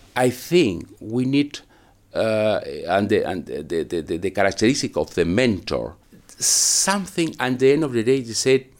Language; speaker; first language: English; non-native, learner; Spanish